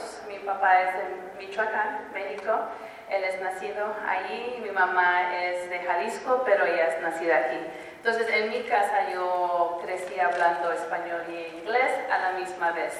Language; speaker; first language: Spanish; early bilingual, heritage; Spanish